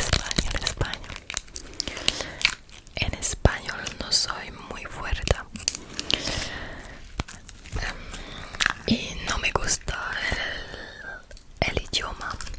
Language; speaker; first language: Spanish; non-native, learner; French